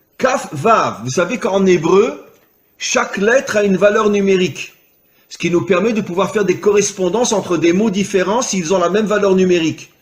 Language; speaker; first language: French; native; French